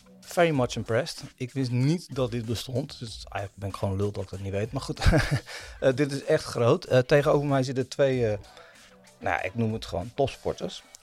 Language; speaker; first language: Dutch; native; Dutch